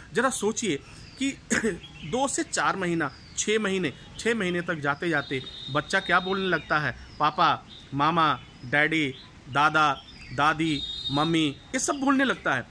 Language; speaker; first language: Hindi; native; Hindi